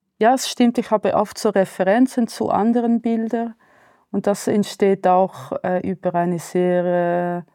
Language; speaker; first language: German; non-native, local second language; Italian